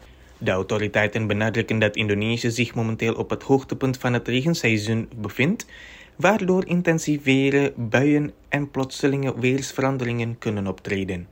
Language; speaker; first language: Dutch; non-native, fluent; Indonesian